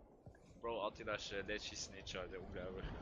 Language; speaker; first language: German; native; German